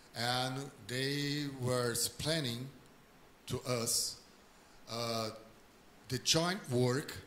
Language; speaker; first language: English; non-native, learner; Portuguese